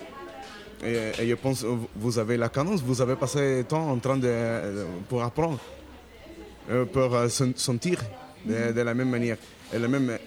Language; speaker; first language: French; non-native, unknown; Spanish